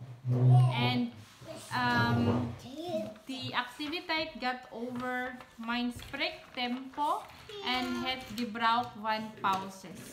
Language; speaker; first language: Dutch; non-native, learner; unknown